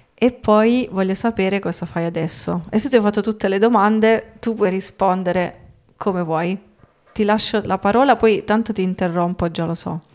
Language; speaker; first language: Italian; native; Italian